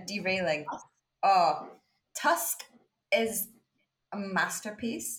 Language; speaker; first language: English; native; English